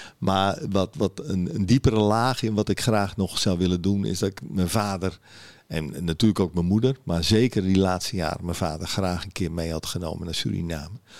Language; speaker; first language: Dutch; early bilingual, other home language; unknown